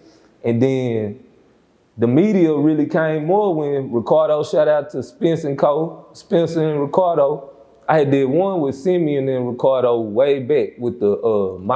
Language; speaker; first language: English; native; English